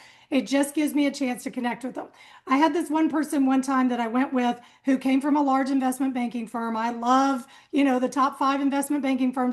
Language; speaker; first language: English; native; English